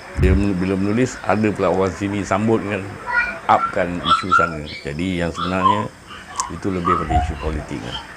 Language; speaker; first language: Malay; native; Malay